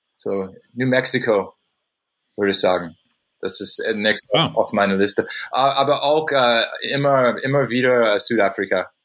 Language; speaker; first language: German; non-native, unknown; English